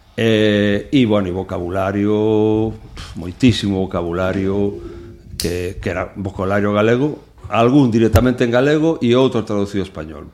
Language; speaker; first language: Galician; non-native, local second language; Spanish